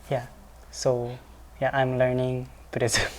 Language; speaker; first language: English; non-native, learner; Japanese